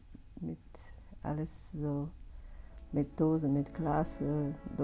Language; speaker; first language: German; non-native, learner; Russian